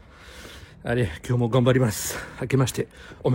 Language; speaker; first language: Japanese; non-native, fluent; French